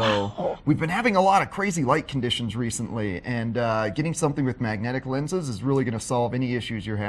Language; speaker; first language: English; native; English